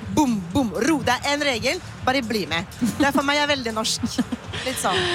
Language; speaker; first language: Norwegian; non-native, fluent; French